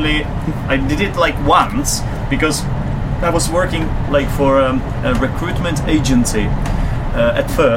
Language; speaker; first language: English; non-native, fluent; Czech